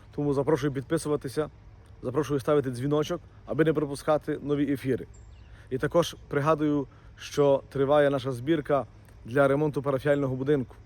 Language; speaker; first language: Ukrainian; native; Ukrainian